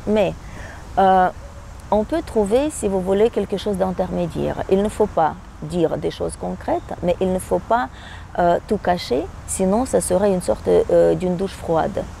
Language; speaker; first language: French; non-native, fluent; Russian